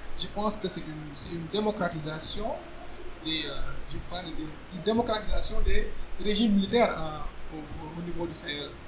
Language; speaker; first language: French; non-native, local second language; Wolof